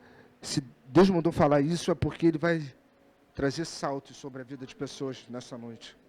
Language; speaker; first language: Portuguese; native; Portuguese